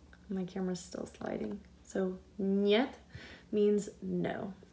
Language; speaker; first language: English; native; English